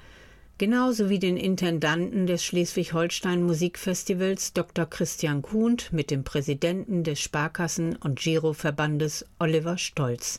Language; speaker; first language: German; native; German